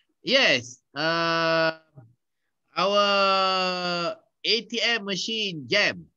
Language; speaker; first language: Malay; native; Malay